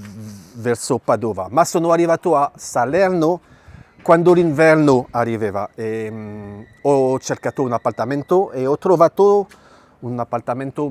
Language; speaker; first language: Italian; non-native, fluent; French